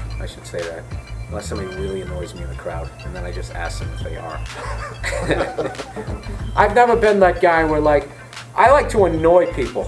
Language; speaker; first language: English; native; English